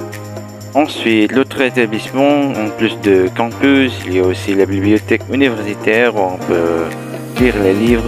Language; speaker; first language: French; non-native, learner; Indonesian